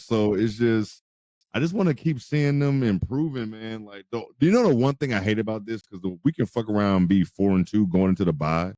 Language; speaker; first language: English; native; English